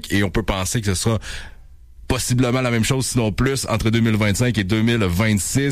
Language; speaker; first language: French; native; French